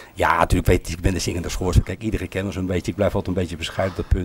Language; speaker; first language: Dutch; native; Dutch